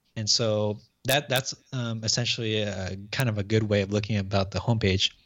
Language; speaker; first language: English; native; English